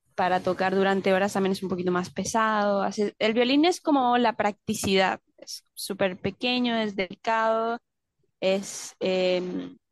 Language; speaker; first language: Spanish; native; Spanish